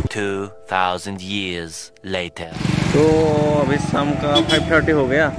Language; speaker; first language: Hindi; non-native, local second language; Bodo